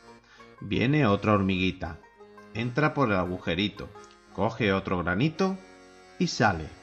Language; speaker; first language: Spanish; native; Spanish